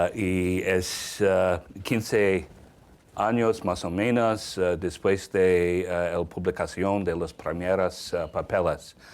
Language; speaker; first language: Spanish; non-native, learner; English